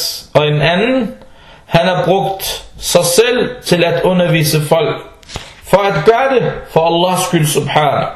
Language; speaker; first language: Danish; non-native, fluent; Arabic